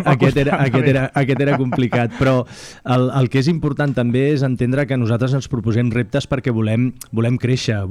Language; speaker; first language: Catalan; native; Catalan